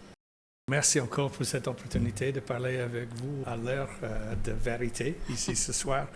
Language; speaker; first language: French; non-native, fluent; English